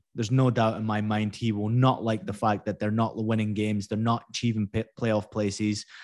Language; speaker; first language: English; native; English